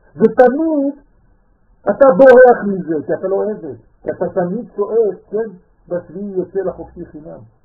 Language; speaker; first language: Hebrew; non-native, fluent; French